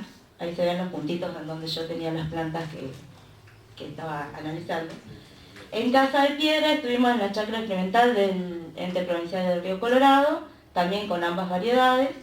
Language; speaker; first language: Spanish; native; Spanish